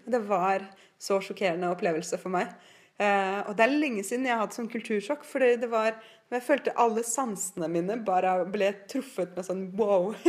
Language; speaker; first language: Norwegian; non-native, fluent; Russian